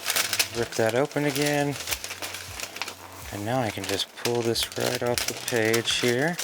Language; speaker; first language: English; native; English